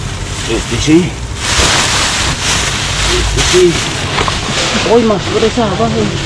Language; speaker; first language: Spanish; non-native, learner; Filipino